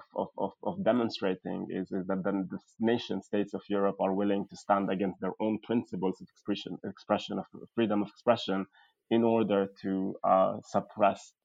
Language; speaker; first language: English; non-native, fluent; Arabic